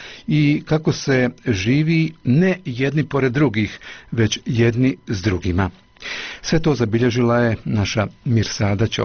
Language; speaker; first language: Croatian; native; Croatian